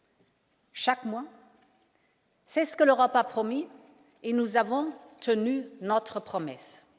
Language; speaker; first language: French; non-native, fluent; German